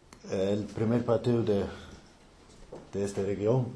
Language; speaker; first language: Spanish; non-native, learner; Danish